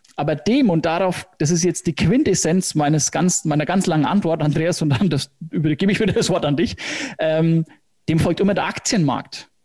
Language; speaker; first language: German; native; German